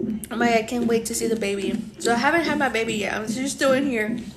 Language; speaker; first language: English; early bilingual, other home language; Spanish